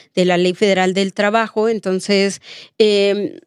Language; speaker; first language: Spanish; non-native, local second language; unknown